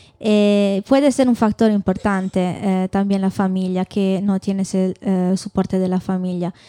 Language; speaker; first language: Spanish; non-native, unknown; Italian